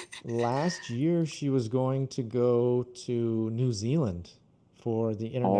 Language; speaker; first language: English; non-native, fluent; Portuguese